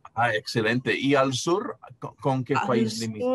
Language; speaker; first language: Spanish; non-native, fluent; English